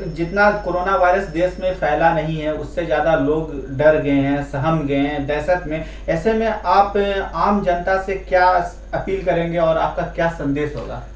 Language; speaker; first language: Hindi; native; Hindi